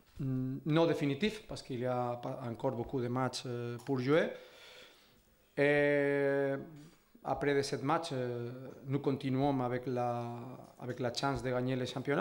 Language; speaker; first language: French; non-native, learner; Spanish